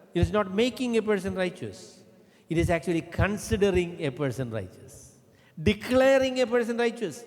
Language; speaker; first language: English; non-native, local second language; Malayalam